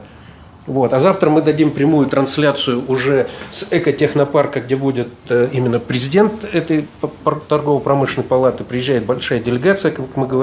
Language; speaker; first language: Russian; native; Russian